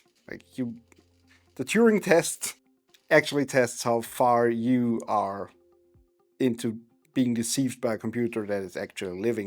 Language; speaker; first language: English; non-native, fluent; German